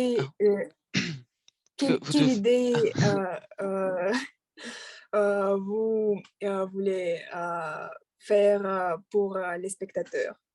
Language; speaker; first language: French; non-native, fluent; Romanian